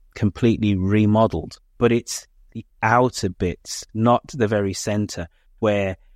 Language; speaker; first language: English; native; English